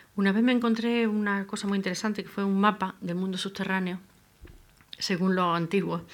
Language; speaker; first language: Spanish; native; Spanish